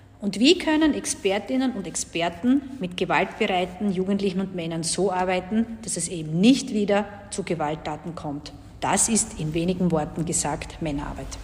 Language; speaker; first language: German; native; German